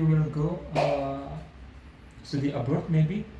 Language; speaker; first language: English; non-native, learner; Indonesian